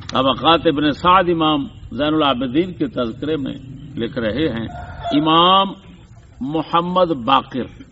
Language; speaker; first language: Urdu; native; Urdu